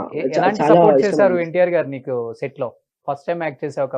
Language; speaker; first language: Telugu; native; Telugu